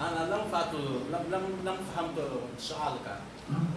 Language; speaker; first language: Arabic; non-native, learner; Malagasy